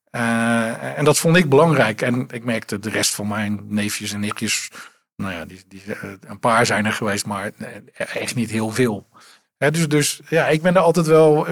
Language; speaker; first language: Dutch; native; Dutch